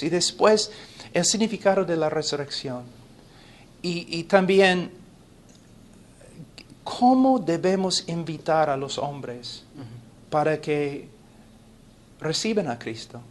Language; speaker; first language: Spanish; non-native, fluent; English